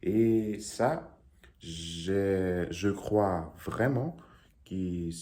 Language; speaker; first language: French; non-native, learner; Russian